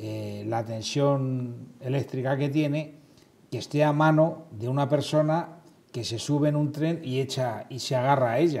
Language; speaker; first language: Spanish; native; Spanish